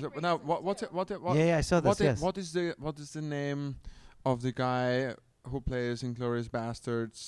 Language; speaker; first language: English; non-native, fluent; German